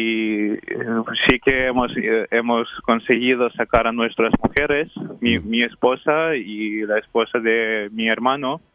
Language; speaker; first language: Spanish; non-native, fluent; Ukrainian